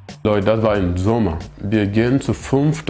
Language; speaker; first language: German; non-native, learner; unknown